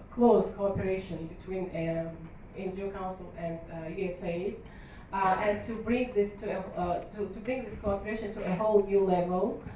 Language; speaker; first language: English; non-native, fluent; Azerbaijani